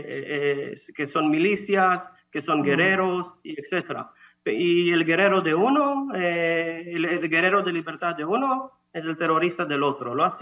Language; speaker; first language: Spanish; non-native, fluent; Hebrew